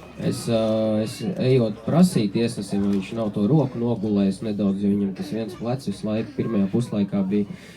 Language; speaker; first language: Latvian; native; Latvian